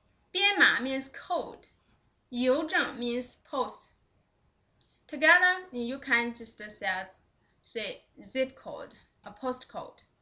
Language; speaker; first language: English; non-native, fluent; Chinese